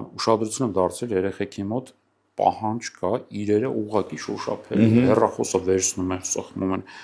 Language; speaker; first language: Armenian; native; Armenian